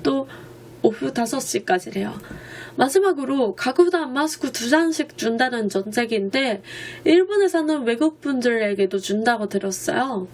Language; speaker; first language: Korean; non-native, fluent; Japanese